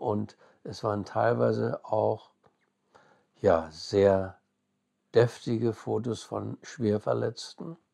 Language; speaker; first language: German; early bilingual, other home language; English